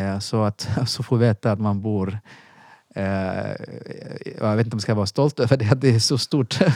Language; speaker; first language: Swedish; non-native, fluent; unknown